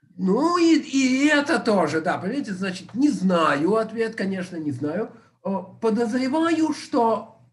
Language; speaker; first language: Russian; native; Russian